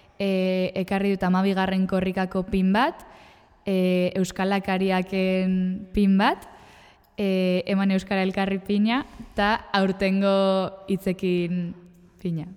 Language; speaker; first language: Basque; native; Basque